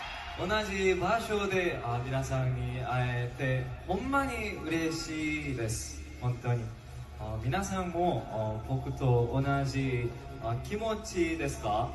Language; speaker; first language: Japanese; non-native, learner; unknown